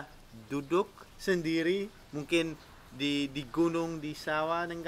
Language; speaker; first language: Indonesian; non-native, fluent; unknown